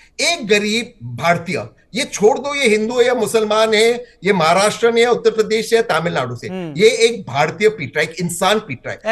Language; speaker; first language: Hindi; non-native, local second language; Marathi